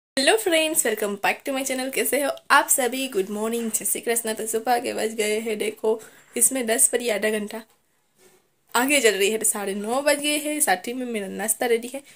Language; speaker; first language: Hindi; non-native, local second language; Gujarati